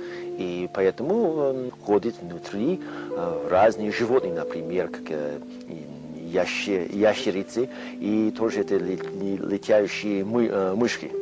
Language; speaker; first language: Russian; non-native, learner; English